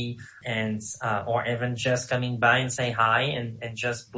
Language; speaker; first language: English; non-native, fluent; French